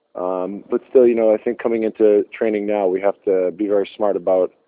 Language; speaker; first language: English; native; English